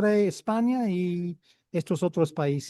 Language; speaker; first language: Spanish; non-native, fluent; English